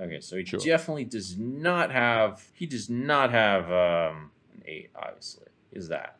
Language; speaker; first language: English; native; English